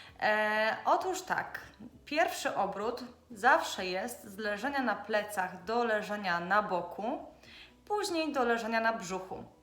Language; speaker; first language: Polish; native; Polish